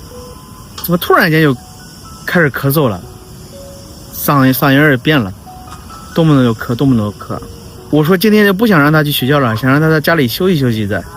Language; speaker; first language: Chinese; native; Chinese